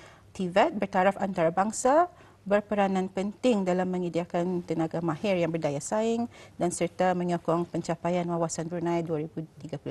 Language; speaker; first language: Malay; native; Malay